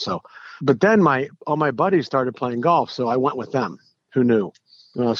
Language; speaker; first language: English; native; English